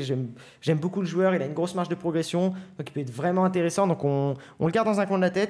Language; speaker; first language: French; native; French